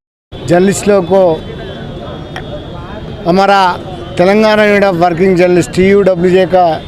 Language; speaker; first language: Hindi; non-native, local second language; Telugu